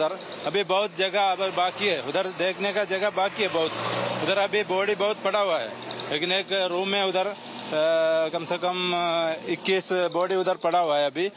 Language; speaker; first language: Hindi; non-native, local second language; Malayalam